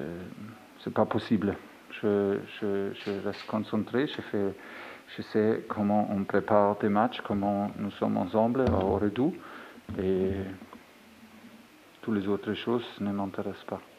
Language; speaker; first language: French; non-native, fluent; German